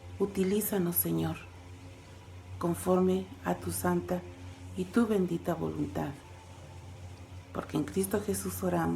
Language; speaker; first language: Spanish; native; Spanish